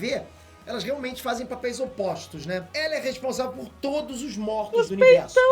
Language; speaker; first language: Portuguese; native; Portuguese